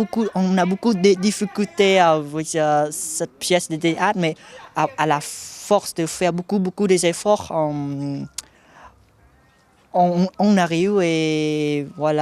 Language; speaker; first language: French; non-native, fluent; Khmer